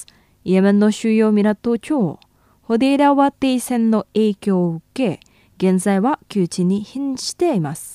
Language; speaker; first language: Japanese; non-native, fluent; Indonesian